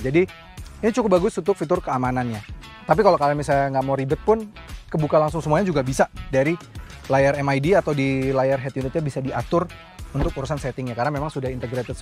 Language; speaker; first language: Indonesian; native; Indonesian